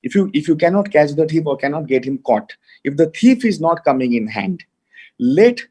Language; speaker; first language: English; non-native, local second language; Hindi